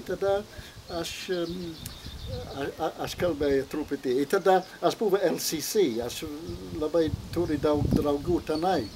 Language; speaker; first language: Lithuanian; non-native, learner; English